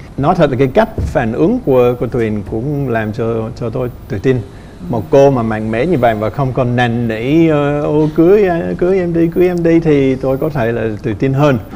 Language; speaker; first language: Vietnamese; non-native, fluent; English